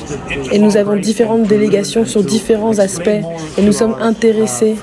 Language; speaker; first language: French; non-native, fluent; Arabic